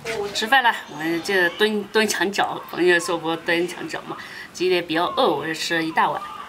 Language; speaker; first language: Chinese; native; Chinese